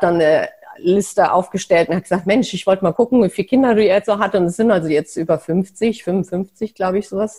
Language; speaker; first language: German; native; German